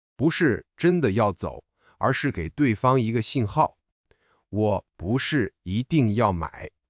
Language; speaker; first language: Chinese; non-native, fluent; English